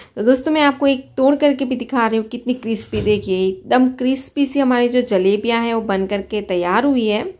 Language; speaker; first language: Hindi; non-native, local second language; Gujarati